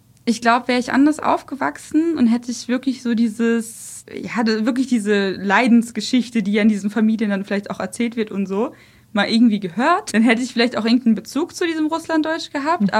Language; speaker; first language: German; early bilingual, other home language; Russian